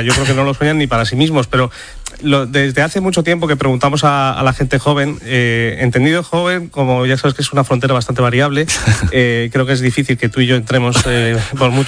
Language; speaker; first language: Spanish; native; Spanish